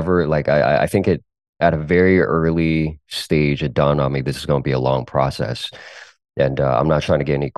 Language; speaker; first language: English; early bilingual, other home language; Cantonese